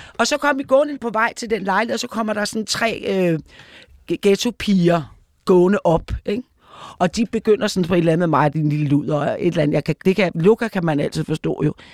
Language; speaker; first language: Danish; native; Danish